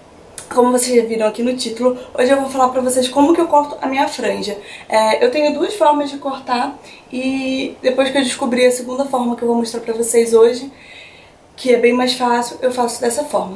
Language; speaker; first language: Portuguese; native; Portuguese